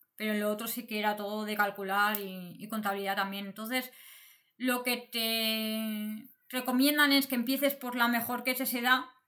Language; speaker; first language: Spanish; native; Spanish